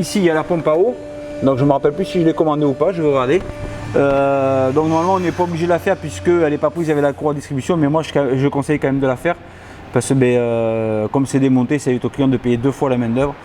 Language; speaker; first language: French; native; French